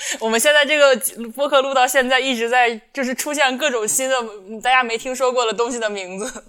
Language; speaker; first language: Chinese; native; Chinese